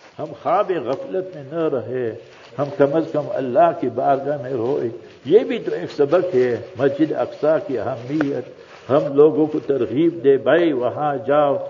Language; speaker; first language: Urdu; non-native, fluent; Memoni